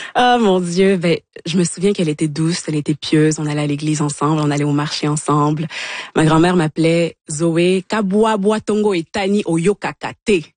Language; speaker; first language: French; early bilingual, other home language; Lingala